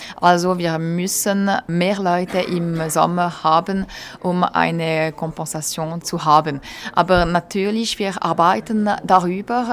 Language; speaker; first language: German; non-native, local second language; French